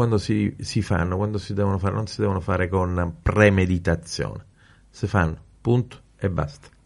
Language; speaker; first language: Italian; native; Italian